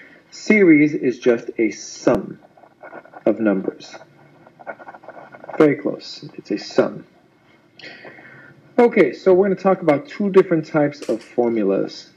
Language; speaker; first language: English; native; English